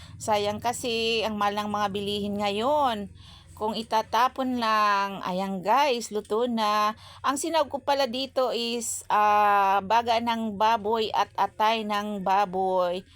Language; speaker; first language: Filipino; non-native, local second language; Bikol